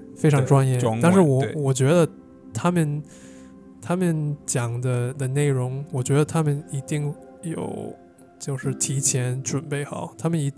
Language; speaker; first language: Chinese; non-native, fluent; English